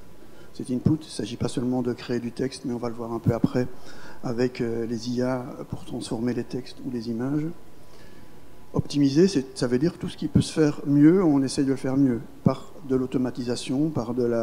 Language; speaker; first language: French; native; French